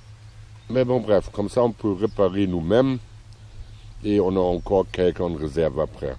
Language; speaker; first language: French; non-native, fluent; German